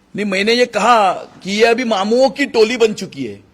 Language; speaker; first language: Hindi; non-native, local second language; Marathi